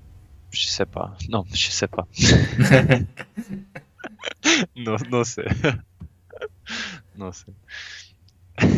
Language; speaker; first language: French; non-native, learner; Swedish